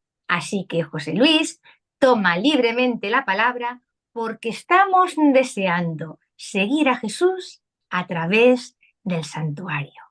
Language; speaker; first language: Spanish; native; Spanish